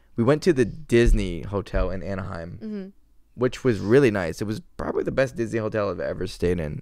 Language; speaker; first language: English; native; English